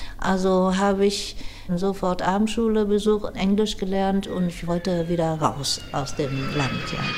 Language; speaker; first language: German; non-native, fluent; Vietnamese